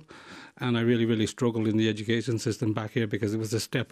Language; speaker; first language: English; native; English